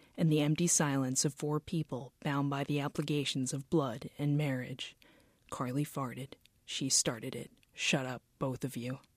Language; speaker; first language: English; native; English